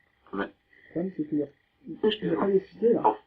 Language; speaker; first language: French; native; French